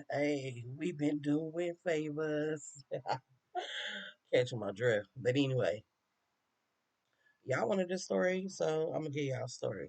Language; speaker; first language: English; native; English